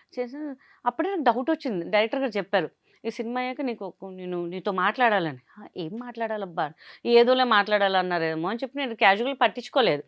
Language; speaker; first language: Telugu; non-native, local second language; Hindi